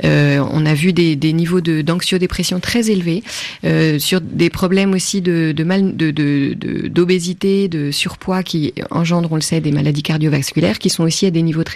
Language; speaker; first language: French; native; French